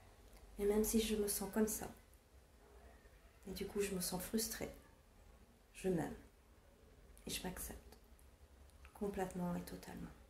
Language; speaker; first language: French; non-native, fluent; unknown